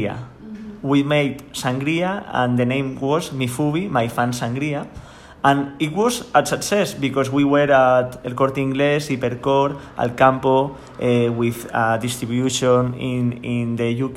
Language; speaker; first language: English; non-native, learner; Spanish